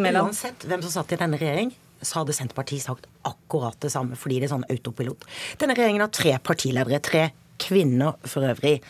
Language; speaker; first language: Norwegian; native; Norwegian